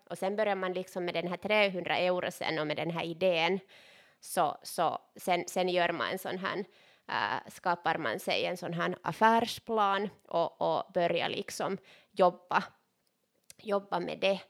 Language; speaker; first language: Swedish; non-native, local second language; Finnish